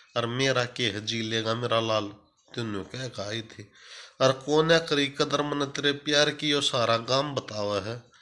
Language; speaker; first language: Hindi; native; Hindi